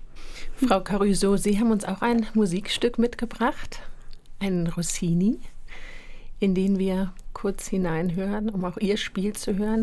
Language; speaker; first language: German; native; German